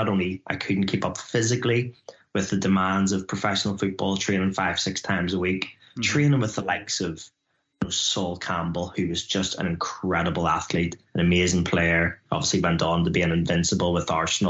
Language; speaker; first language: English; native; English